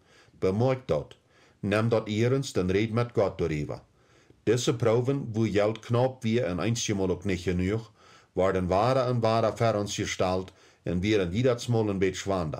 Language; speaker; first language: German; early bilingual, heritage; Plautdietsch